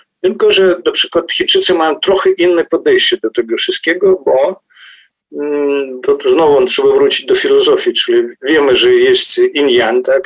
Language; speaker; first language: Polish; non-native, fluent; Ukrainian